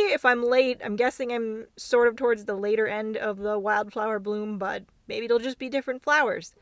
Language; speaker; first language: English; native; English